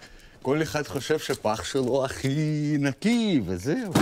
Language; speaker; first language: Hebrew; non-native, fluent; Russian